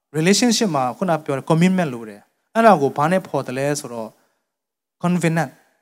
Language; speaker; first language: Burmese; non-native, local second language; Tedim Chin